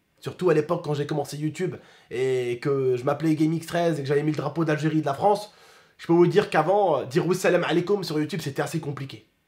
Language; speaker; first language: French; early bilingual, other home language; Arabic